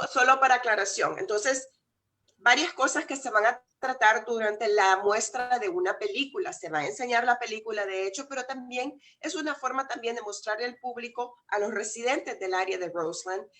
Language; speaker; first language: Spanish; native; Spanish